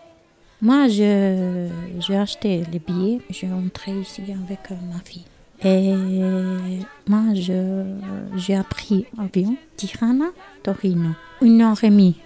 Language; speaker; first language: French; non-native, learner; Albanian